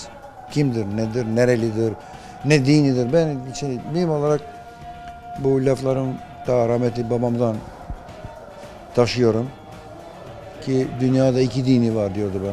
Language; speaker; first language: Turkish; non-native, fluent; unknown